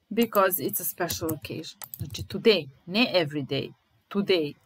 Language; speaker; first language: English; non-native, fluent; Serbian